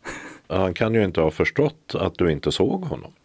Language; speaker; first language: Swedish; native; Swedish